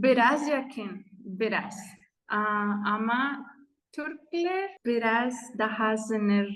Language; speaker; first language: Turkish; non-native, learner; Spanish